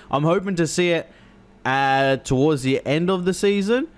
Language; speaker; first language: English; native; English